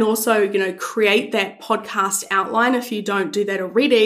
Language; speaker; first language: English; native; English